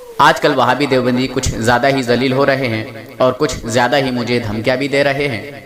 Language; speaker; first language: Urdu; native; Urdu